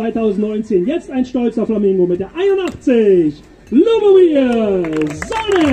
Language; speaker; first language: German; native; German